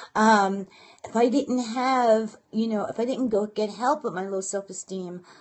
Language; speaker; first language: English; native; English